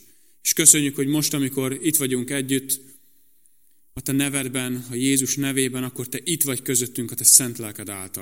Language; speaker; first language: Hungarian; native; Hungarian